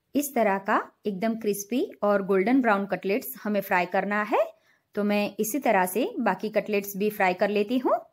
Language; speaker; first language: Hindi; non-native, local second language; Gujarati